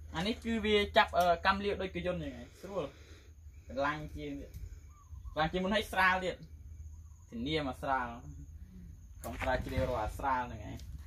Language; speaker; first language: Khmer; native; Khmer